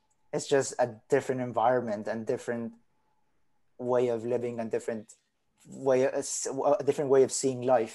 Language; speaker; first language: English; non-native, fluent; Spanish